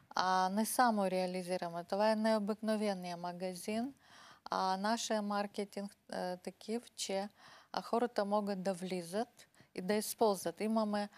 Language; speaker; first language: Bulgarian; non-native, learner; Ukrainian